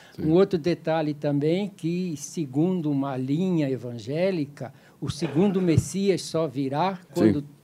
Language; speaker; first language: Portuguese; non-native, fluent; French